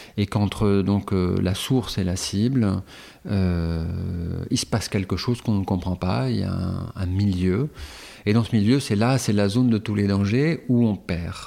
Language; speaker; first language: French; native; French